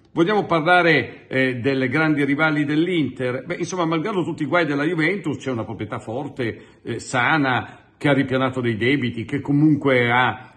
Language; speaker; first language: Italian; native; Italian